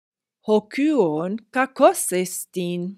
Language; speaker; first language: Greek; non-native, fluent; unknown